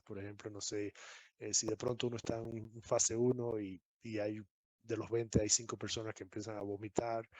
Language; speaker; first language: Spanish; native; Spanish